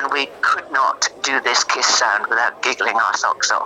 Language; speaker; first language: English; native; English